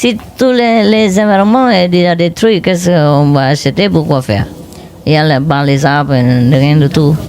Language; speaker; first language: French; non-native, fluent; Vietnamese